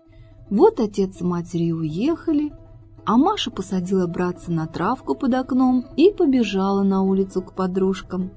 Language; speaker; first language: Russian; native; Russian